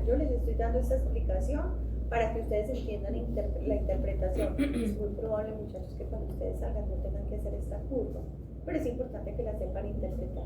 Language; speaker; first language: Spanish; native; Spanish